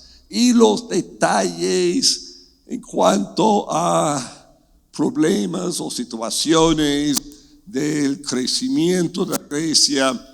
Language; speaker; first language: Spanish; non-native, fluent; English